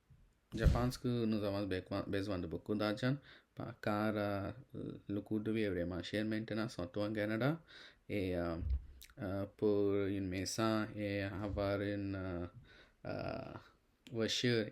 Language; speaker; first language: French; non-native, learner; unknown